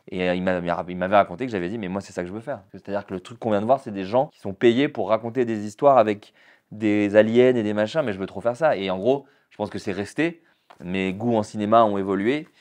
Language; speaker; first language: French; native; French